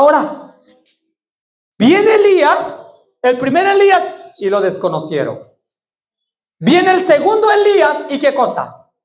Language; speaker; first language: Spanish; native; Spanish